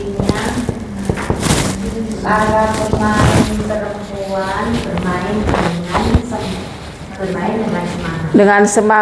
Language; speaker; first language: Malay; non-native, local second language; Javanese